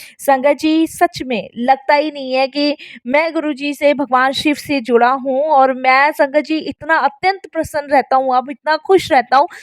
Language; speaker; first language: Hindi; native; Hindi